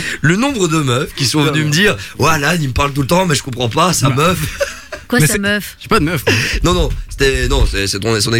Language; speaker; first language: French; native; French